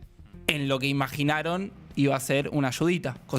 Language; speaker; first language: Spanish; native; Spanish